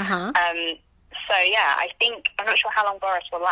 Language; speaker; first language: English; native; English